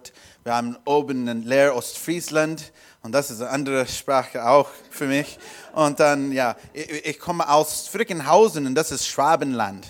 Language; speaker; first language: German; non-native, learner; English